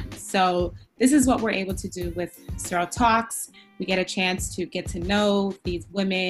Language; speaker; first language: English; early bilingual, other home language; Spanish